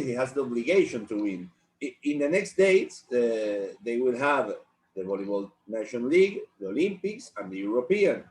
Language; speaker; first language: English; non-native, learner; Spanish